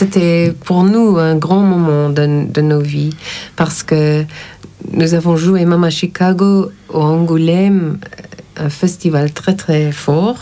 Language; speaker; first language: French; non-native, learner; English